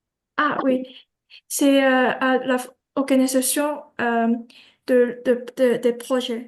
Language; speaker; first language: French; non-native, learner; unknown